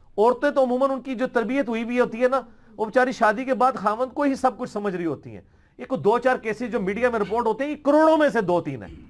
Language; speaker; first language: Urdu; non-native, local second language; Punjabi